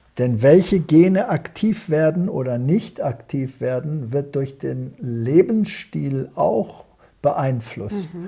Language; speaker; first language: German; early bilingual, heritage; German